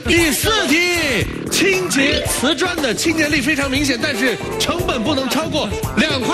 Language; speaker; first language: Chinese; native; Chinese